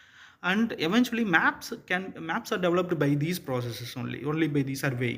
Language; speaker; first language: English; non-native, local second language; Tamil